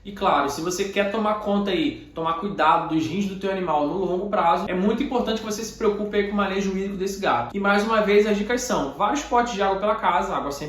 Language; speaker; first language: Portuguese; native; Portuguese